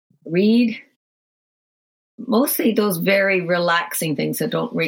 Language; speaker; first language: English; native; English